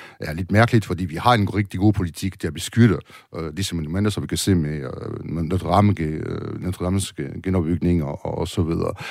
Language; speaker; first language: Danish; non-native, fluent; French